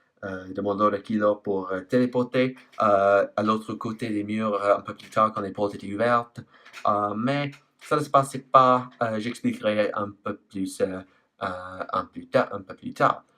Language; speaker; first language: French; non-native, fluent; English